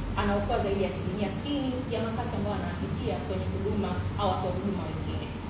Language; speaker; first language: Swahili; native; Swahili